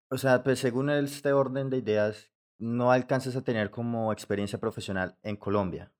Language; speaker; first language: Spanish; native; Spanish